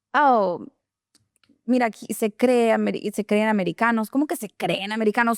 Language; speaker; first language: Spanish; early bilingual, other home language; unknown